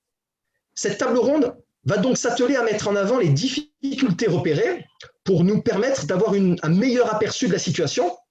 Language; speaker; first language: French; native; French